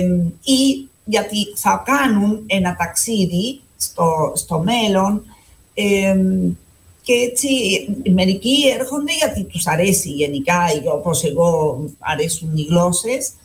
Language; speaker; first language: Greek; non-native, fluent; Spanish